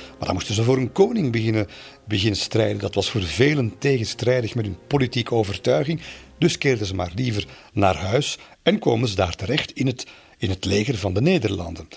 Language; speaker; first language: Dutch; native; Dutch